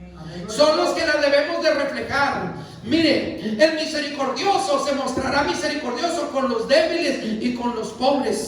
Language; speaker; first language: Spanish; native; Spanish